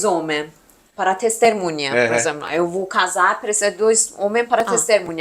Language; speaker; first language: Portuguese; non-native, fluent; Persian